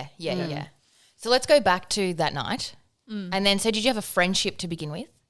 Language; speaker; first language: English; native; English